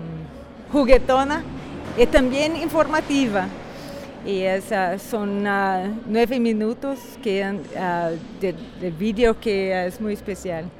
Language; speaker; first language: Spanish; non-native, fluent; Portuguese